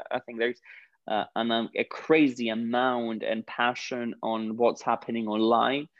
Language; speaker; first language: English; non-native, fluent; Greek